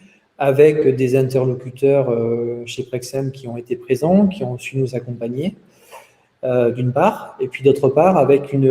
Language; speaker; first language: French; native; French